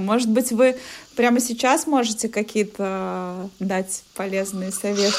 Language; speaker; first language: Russian; native; Russian